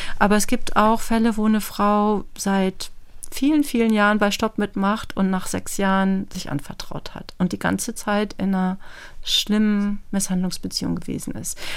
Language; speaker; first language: German; native; German